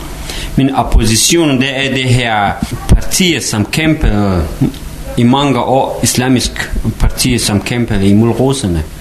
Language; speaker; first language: Danish; non-native, fluent; Persian